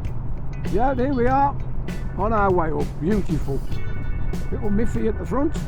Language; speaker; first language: English; native; English